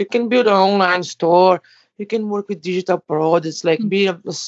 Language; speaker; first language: English; non-native, fluent; Portuguese